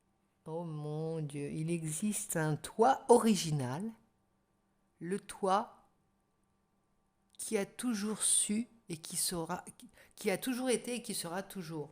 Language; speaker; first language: French; native; French